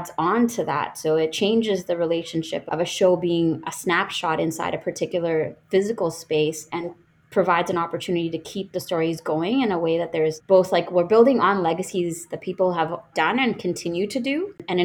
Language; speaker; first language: English; non-native, local second language; Bangla